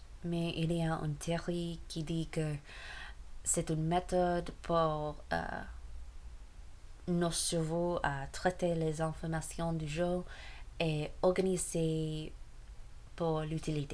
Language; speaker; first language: French; non-native, learner; English